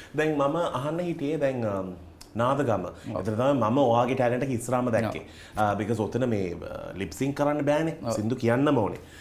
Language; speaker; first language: Sinhala; non-native, local second language; Tamil